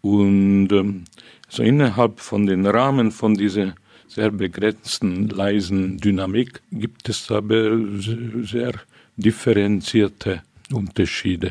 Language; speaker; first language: German; non-native, fluent; Hungarian